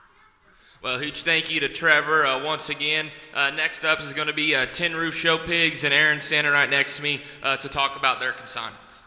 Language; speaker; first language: English; native; English